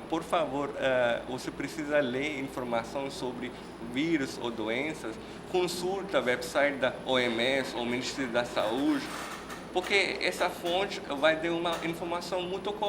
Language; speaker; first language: Portuguese; non-native, learner; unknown